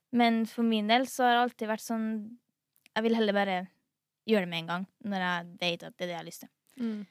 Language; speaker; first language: Norwegian; native; Norwegian